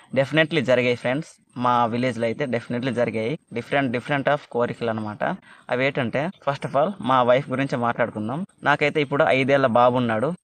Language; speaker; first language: Telugu; non-native, local second language; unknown